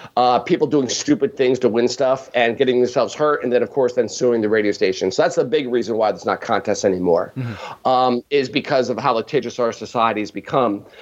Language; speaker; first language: English; native; English